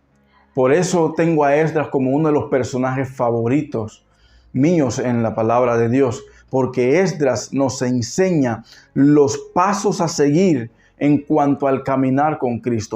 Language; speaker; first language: Spanish; native; Spanish